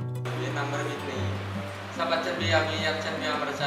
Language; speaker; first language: Hindi; non-native, local second language; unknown